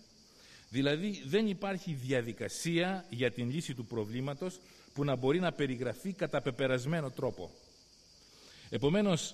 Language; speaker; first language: Greek; native; Greek